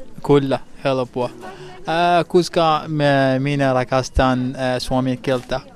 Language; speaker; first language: Finnish; non-native, learner; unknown